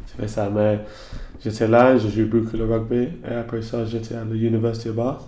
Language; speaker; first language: French; non-native, learner; English